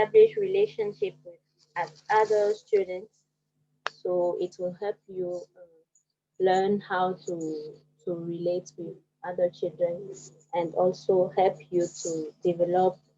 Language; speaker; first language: English; non-native, fluent; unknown